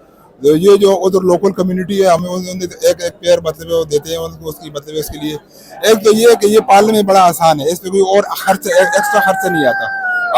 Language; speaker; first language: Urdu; non-native, local second language; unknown